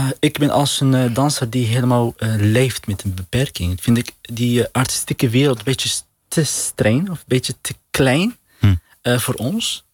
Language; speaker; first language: Dutch; non-native, learner; Arabic